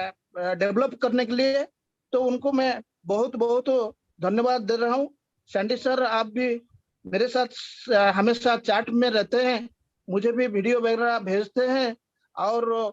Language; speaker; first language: Hindi; non-native, local second language; Odia